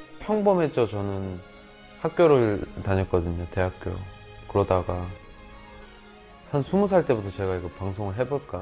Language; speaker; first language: Korean; native; Korean